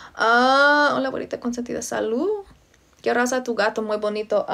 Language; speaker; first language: Spanish; non-native, fluent; English